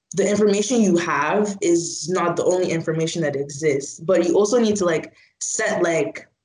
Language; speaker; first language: English; non-native, local second language; Igbo